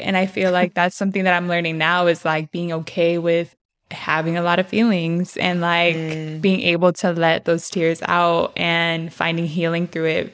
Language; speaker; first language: English; early bilingual, other home language; Spanish